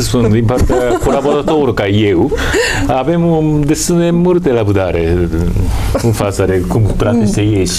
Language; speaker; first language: Romanian; non-native, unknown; Japanese